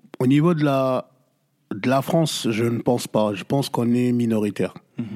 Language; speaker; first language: French; non-native, local second language; Lingala